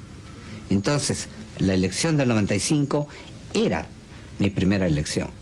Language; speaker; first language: Spanish; early bilingual, other home language; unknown